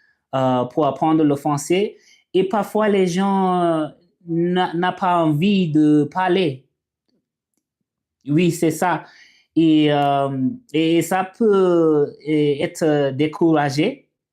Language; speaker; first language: French; non-native, learner; English